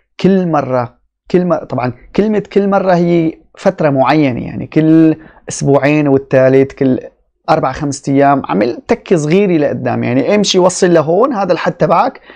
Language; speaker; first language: Arabic; native; Arabic